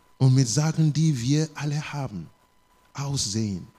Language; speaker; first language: German; non-native, learner; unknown